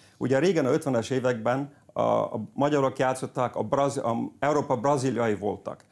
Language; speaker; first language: Hungarian; early bilingual, heritage; Hungarian